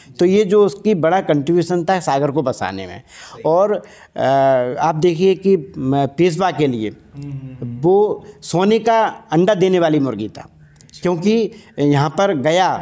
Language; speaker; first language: Hindi; native; Hindi